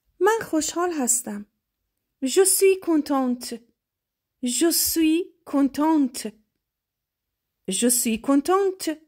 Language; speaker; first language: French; non-native, fluent; Persian